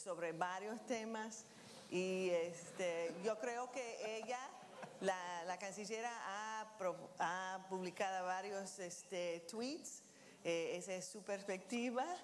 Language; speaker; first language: Spanish; non-native, fluent; English